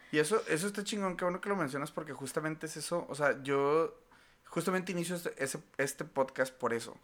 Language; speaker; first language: Spanish; native; Spanish